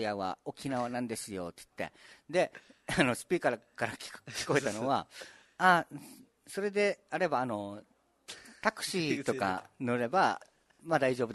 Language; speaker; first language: Japanese; native; Japanese